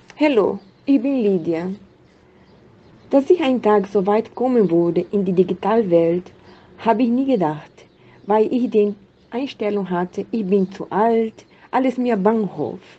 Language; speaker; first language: German; non-native, fluent; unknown